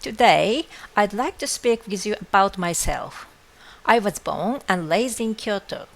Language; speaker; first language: English; non-native, fluent; Japanese